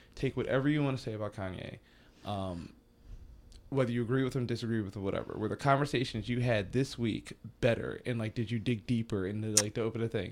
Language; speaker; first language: English; native; English